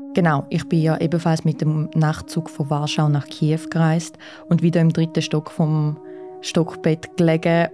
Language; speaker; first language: German; early bilingual, other home language; Russian